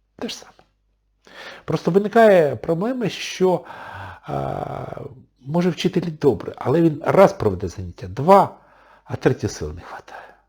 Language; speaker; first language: Ukrainian; non-native, local second language; Russian